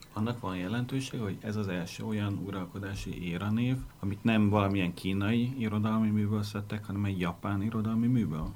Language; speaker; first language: Hungarian; native; Hungarian